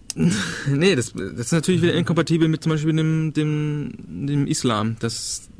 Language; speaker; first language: German; non-native, fluent; Danish